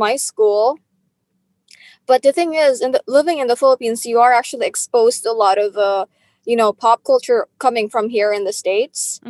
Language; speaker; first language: English; non-native, local second language; Filipino